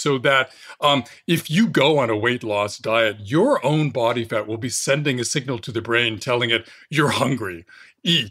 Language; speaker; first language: English; native; English